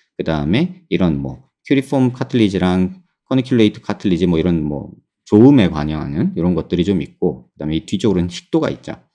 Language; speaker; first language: Korean; native; Korean